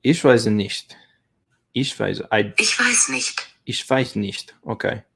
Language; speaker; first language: German; non-native, learner; English